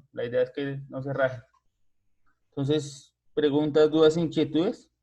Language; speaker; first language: Spanish; native; Spanish